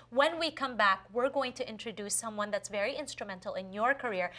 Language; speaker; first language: English; non-native, local second language; Filipino